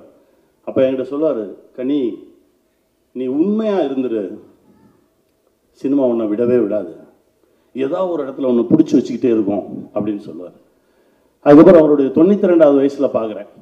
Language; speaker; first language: Tamil; native; Tamil